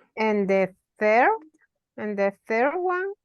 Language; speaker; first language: English; non-native, learner; Spanish